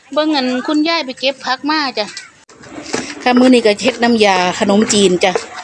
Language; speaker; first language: Thai; native; Thai